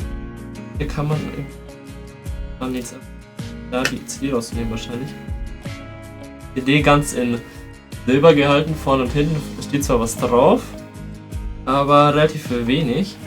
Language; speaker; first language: German; native; German